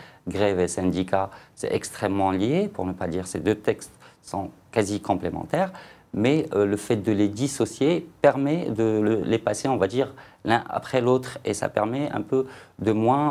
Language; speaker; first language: French; non-native, local second language; Arabic